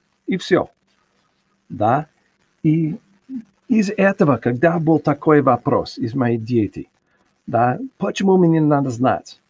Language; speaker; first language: Russian; non-native, learner; English